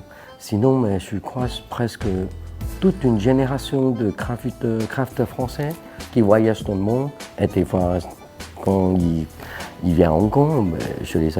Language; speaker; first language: French; non-native, fluent; Cantonese